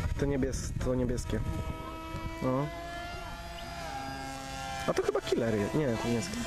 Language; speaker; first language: Polish; native; Polish